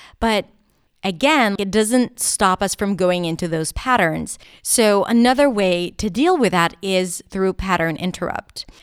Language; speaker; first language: English; non-native, fluent; Hebrew